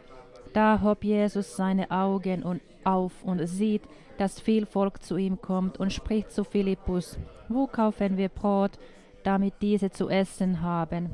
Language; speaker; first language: German; non-native, fluent; Finnish